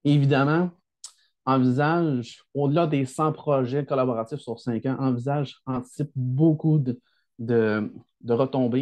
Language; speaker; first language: French; native; French